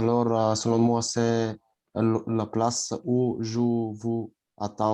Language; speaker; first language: French; non-native, learner; Bulgarian